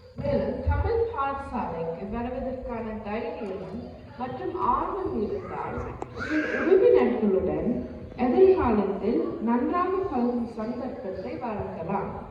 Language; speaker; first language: Tamil; early bilingual, heritage; Tamil